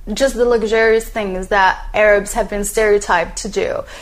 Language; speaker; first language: English; non-native, fluent; Arabic